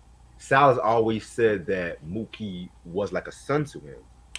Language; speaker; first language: English; native; English